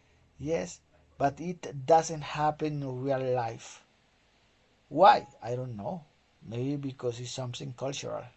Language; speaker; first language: English; non-native, fluent; Spanish